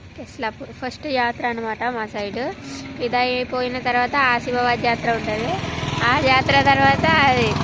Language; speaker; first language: Telugu; native; Telugu